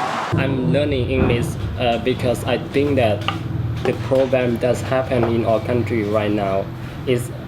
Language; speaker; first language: English; non-native, learner; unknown